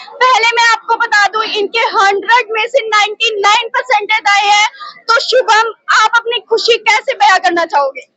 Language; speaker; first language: Hindi; native; Hindi